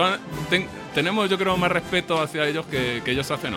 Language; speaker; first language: Spanish; native; Spanish